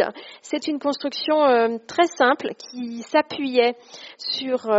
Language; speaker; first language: French; native; French